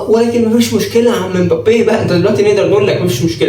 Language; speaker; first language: Arabic; native; Arabic